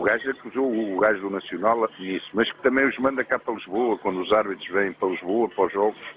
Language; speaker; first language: Portuguese; native; Portuguese